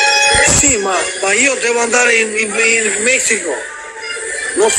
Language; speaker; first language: Italian; non-native, learner; Albanian